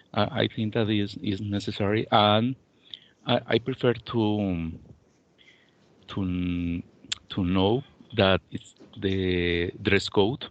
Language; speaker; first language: English; non-native, learner; Spanish